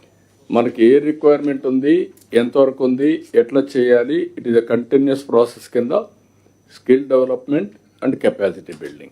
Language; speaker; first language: Telugu; native; Telugu